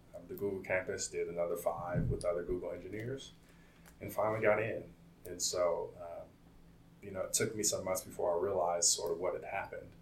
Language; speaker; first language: English; native; English